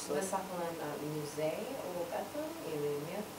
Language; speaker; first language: Russian; non-native, learner; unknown